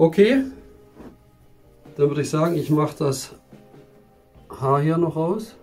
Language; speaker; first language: German; native; German